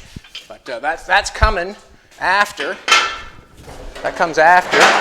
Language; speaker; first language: English; native; English